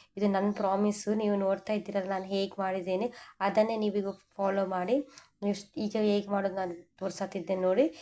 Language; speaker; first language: Kannada; non-native, local second language; Telugu